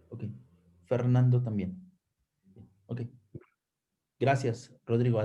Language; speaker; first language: Spanish; native; Spanish